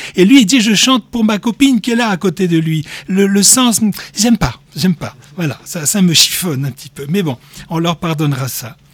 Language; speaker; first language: French; native; French